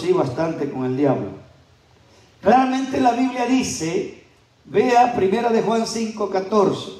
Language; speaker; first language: Spanish; native; Spanish